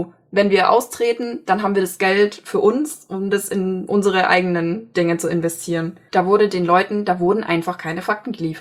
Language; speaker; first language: German; native; German